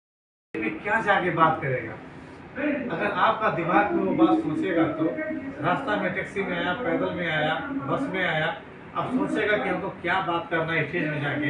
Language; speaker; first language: Hindi; non-native, learner; Nepali